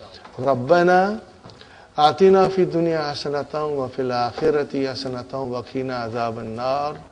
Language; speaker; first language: Arabic; non-native, fluent; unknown